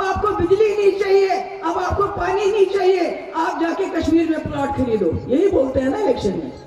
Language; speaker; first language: Urdu; non-native, local second language; Kashmiri